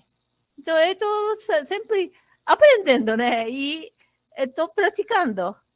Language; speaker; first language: Portuguese; non-native, learner; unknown